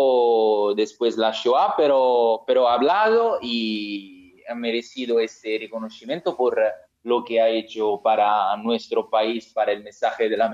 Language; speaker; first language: Spanish; non-native, learner; Italian